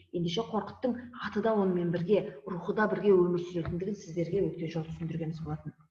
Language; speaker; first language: Kazakh; native; Kazakh